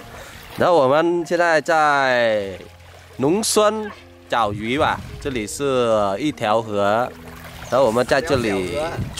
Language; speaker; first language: Chinese; non-native, learner; Vietnamese